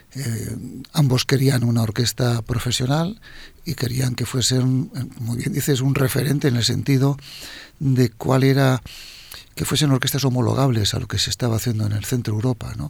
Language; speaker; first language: Spanish; native; Spanish